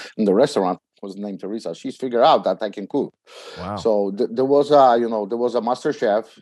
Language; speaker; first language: English; non-native, fluent; Polish